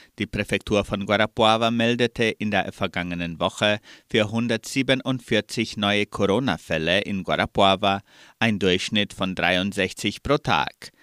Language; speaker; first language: German; early bilingual, heritage; German